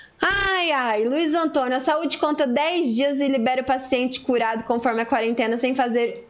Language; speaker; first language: Portuguese; native; Portuguese